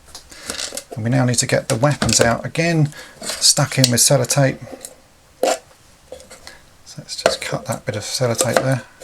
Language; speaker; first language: English; native; English